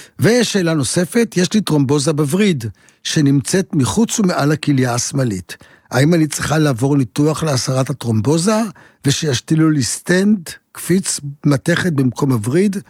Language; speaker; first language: Hebrew; native; Hebrew